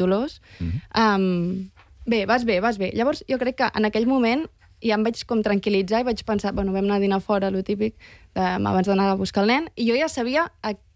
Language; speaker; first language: Catalan; native; Catalan